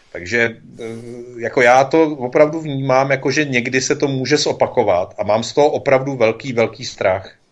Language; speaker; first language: Czech; native; Czech